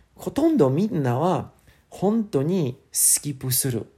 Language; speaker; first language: Japanese; non-native, learner; English